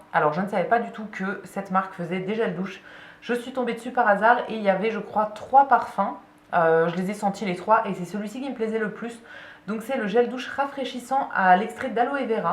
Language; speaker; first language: French; native; French